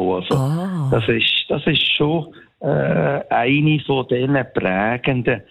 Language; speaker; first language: German; native; German